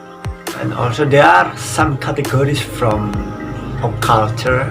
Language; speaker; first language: English; non-native, learner; Indonesian